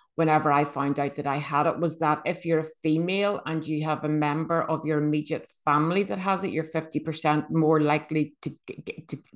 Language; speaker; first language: English; native; English